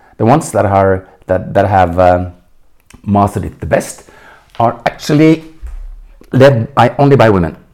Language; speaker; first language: English; non-native, fluent; Norwegian